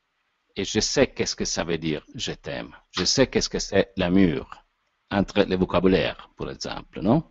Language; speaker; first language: French; non-native, learner; Italian